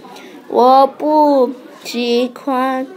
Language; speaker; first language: Chinese; non-native, learner; English